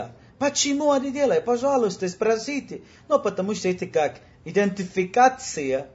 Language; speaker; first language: Russian; non-native, learner; Spanish